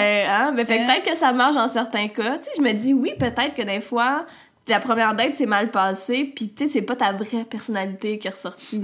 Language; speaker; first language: French; native; French